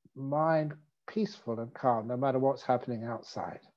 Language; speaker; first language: English; native; English